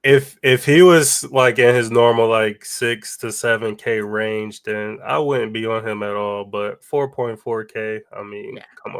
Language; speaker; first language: English; native; English